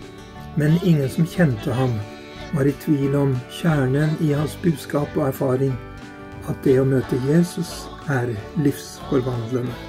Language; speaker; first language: Norwegian; native; Norwegian